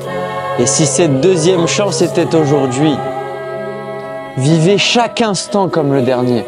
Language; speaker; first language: French; native; French